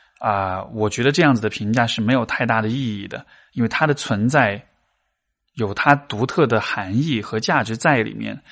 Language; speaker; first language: Chinese; native; Chinese